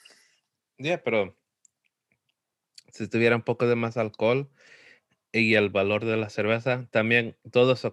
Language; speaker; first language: Spanish; early bilingual, heritage; Spanish